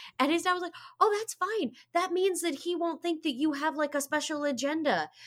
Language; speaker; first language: English; native; English